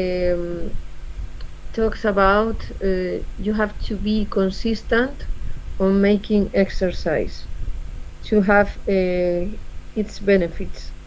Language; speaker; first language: English; non-native, learner; Spanish